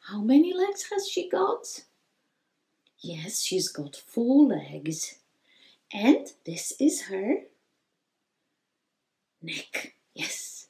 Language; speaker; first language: English; non-native, fluent; Czech